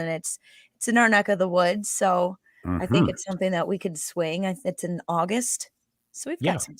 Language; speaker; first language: English; native; English